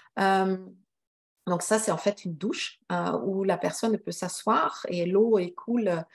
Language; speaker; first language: French; non-native, fluent; German